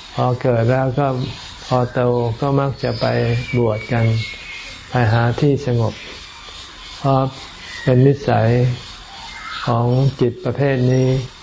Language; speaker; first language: Thai; native; Thai